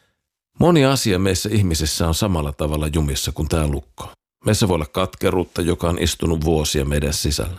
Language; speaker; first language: Finnish; native; Finnish